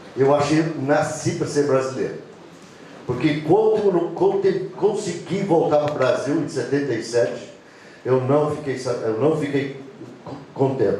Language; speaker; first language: Portuguese; non-native, fluent; English